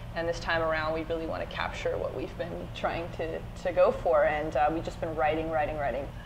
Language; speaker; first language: English; native; English